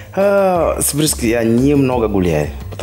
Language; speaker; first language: Russian; non-native, learner; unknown